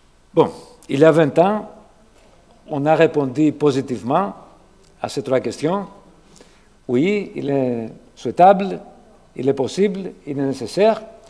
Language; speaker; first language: French; non-native, fluent; Greek